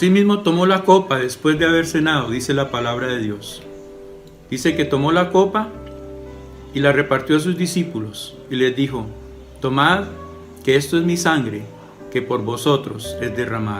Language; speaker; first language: Spanish; native; Spanish